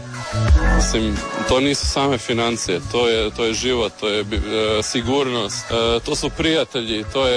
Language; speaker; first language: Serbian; early bilingual, heritage; Croatian